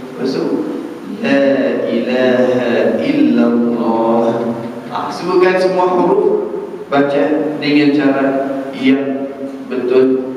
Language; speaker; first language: Malay; non-native, fluent; Arabic